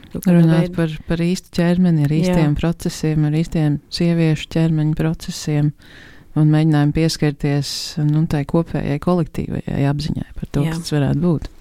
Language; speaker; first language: Latvian; native; Latvian